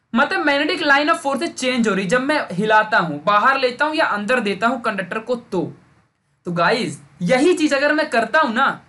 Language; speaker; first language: Hindi; native; Hindi